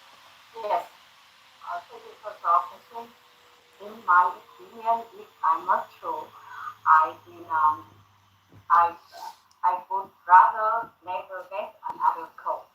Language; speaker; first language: English; non-native, learner; Thai